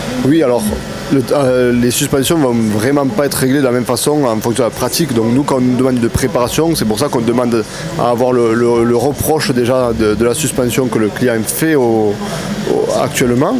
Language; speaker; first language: French; native; French